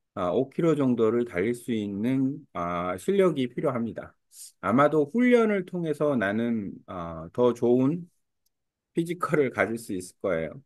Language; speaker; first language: Korean; native; Korean